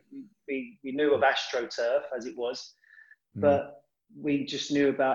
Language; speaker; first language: English; native; English